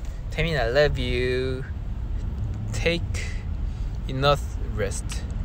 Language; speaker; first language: English; non-native, learner; Korean